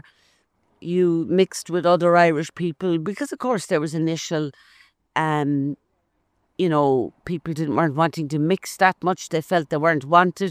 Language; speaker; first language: English; native; English